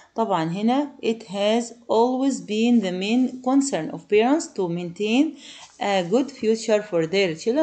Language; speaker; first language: English; non-native, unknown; Arabic